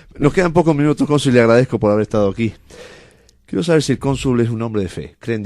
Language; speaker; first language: Spanish; native; Spanish